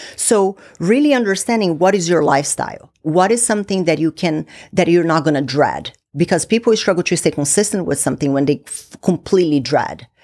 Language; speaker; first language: English; non-native, fluent; Portuguese